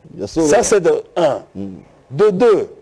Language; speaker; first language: French; non-native, local second language; Lingala